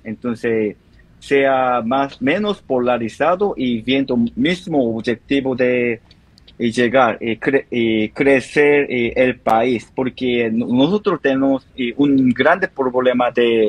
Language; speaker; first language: Spanish; non-native, learner; Korean